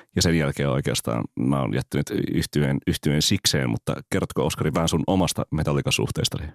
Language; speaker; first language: Finnish; native; Finnish